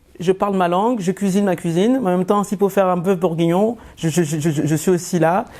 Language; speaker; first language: French; early bilingual, other home language; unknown